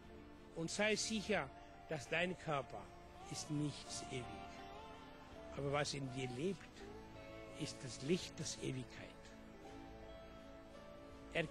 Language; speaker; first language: German; non-native, fluent; Hindi